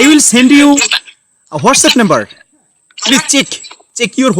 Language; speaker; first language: English; non-native, learner; Bangla